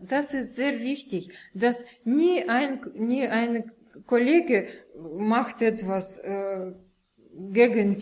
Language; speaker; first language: German; non-native, learner; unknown